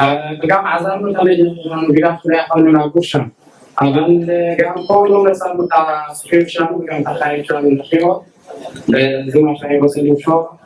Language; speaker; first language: Hebrew; non-native, fluent; Tigrinya